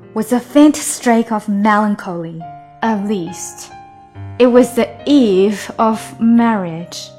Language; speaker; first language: English; non-native, fluent; Chinese